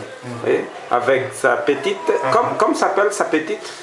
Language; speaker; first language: French; non-native, learner; Portuguese